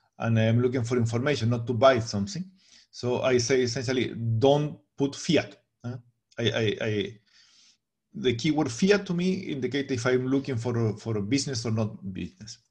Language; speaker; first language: English; non-native, fluent; Spanish